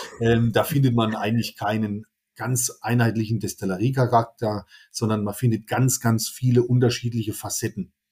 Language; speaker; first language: German; native; German